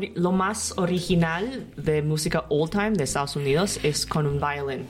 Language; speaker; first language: Spanish; non-native, learner; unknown